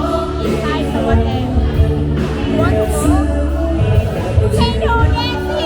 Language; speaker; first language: English; non-native, learner; Thai